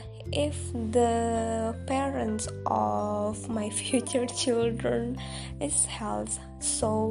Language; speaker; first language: English; non-native, local second language; Indonesian